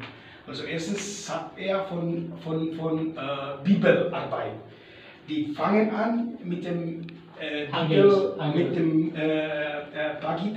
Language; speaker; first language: German; non-native, learner; Indonesian